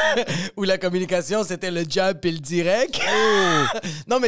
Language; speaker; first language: French; native; French